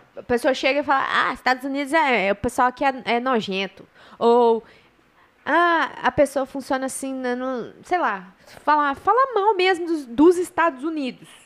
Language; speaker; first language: Portuguese; native; Portuguese